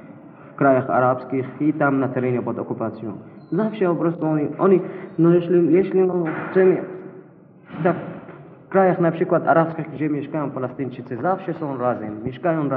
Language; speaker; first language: Polish; non-native, fluent; Arabic